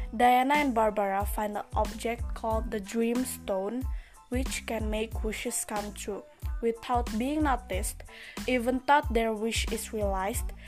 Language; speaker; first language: English; non-native, learner; Indonesian